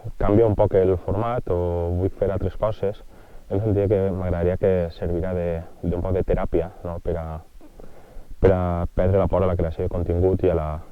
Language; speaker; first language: Catalan; native; Catalan